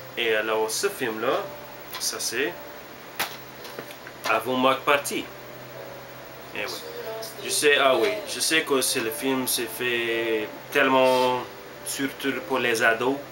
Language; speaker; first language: French; non-native, learner; English